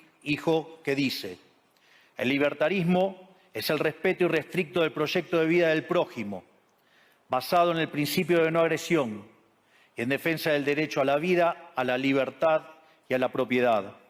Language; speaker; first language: Spanish; native; Spanish